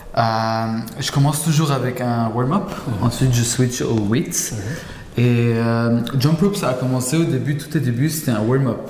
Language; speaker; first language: French; non-native, local second language; Arabic